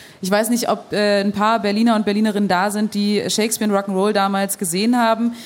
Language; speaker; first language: German; native; German